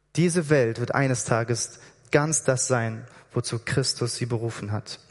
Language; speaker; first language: German; native; German